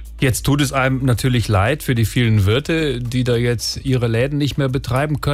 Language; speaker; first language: German; native; German